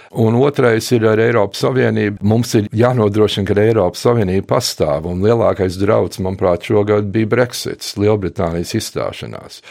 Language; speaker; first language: Latvian; early bilingual, heritage; Latvian